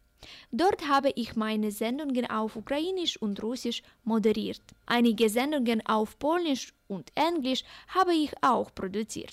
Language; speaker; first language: German; non-native, fluent; Ukrainian